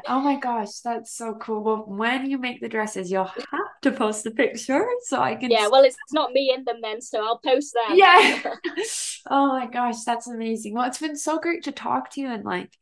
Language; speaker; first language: English; native; English